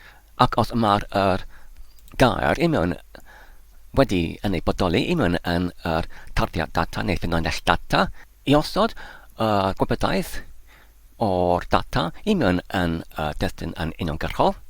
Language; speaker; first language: Welsh; non-native, learner; English